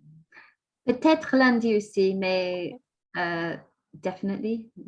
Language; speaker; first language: French; non-native, learner; English